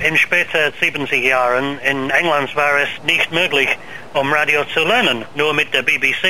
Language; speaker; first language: German; non-native, learner; English